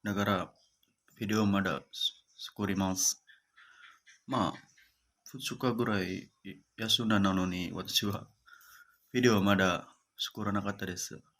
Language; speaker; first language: Japanese; non-native, learner; Indonesian